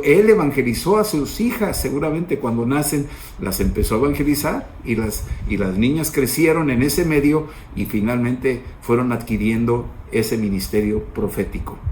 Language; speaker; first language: Spanish; native; Spanish